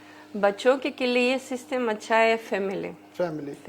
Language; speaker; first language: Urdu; early bilingual, heritage; Greek